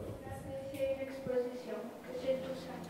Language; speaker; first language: French; non-native, local second language; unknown